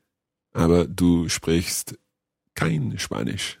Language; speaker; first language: German; non-native, learner; English